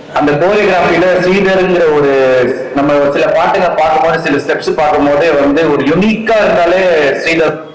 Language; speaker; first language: Tamil; native; Tamil